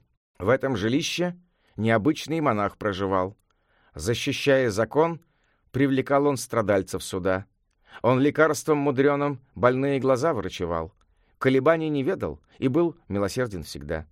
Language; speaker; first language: Russian; native; Russian